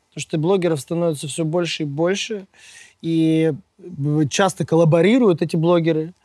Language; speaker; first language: Russian; native; Russian